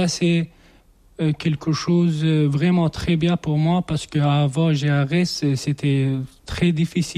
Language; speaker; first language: French; non-native, learner; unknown